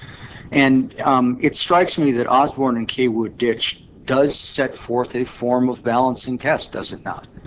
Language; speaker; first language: English; native; English